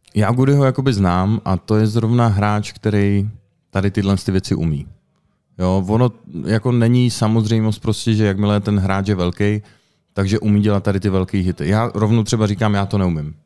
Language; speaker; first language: Czech; native; Czech